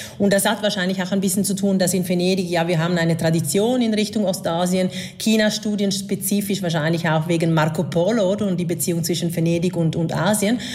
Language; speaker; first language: German; non-native, fluent; Italian